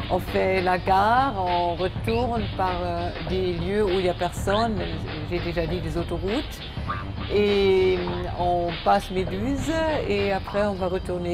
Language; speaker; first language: French; non-native, fluent; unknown